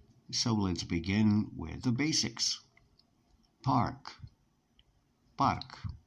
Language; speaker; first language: English; non-native, fluent; Romanian